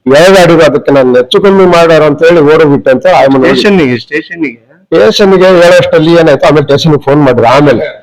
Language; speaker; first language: Kannada; native; Kannada